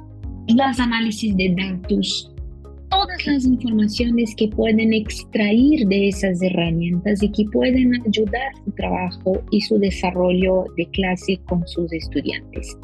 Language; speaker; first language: Spanish; non-native, fluent; Portuguese